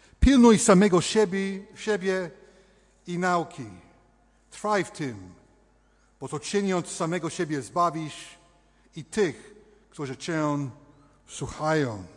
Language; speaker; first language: Polish; early bilingual, heritage; Polish